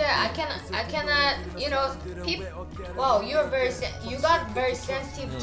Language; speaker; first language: English; non-native, learner; Korean